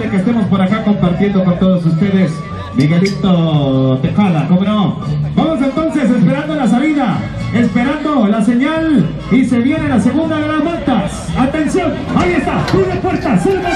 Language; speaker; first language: Spanish; native; Spanish